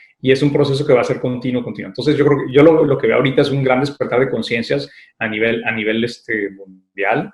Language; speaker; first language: Spanish; native; Spanish